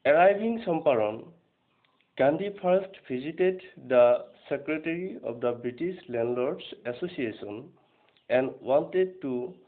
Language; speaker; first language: English; non-native, local second language; Assamese